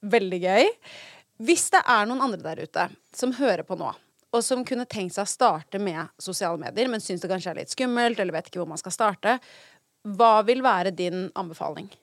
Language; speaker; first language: Norwegian; native; Norwegian